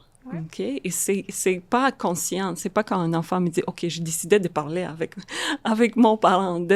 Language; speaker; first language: French; non-native, fluent; Russian